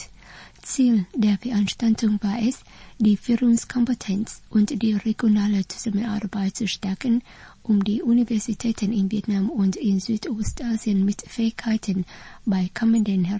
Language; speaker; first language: German; non-native, fluent; Vietnamese